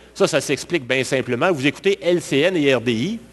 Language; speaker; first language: French; native; French